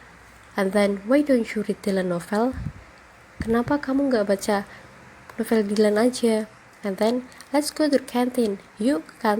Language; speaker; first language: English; non-native, local second language; Indonesian